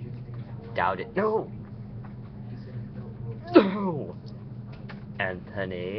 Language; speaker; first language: English; native; English